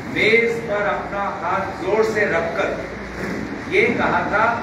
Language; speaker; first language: Hindi; non-native, local second language; Assamese